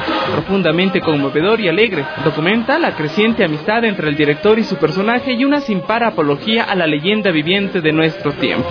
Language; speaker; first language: Spanish; native; Spanish